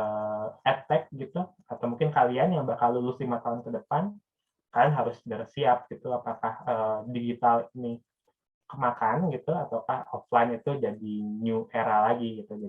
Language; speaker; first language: Indonesian; native; Indonesian